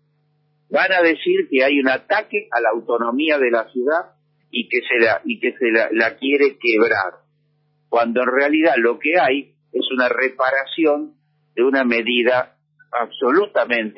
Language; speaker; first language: Spanish; native; Spanish